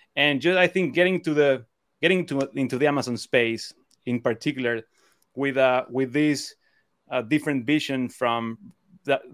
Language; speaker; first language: English; non-native, fluent; Spanish